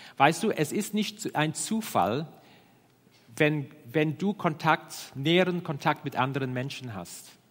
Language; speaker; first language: German; non-native, fluent; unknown